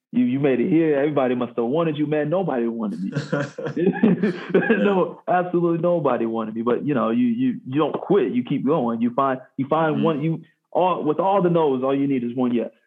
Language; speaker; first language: English; native; English